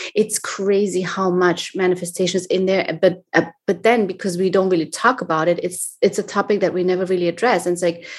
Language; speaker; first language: English; non-native, fluent; German